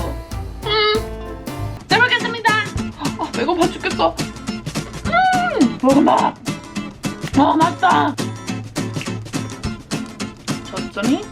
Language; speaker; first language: Korean; non-native, fluent; English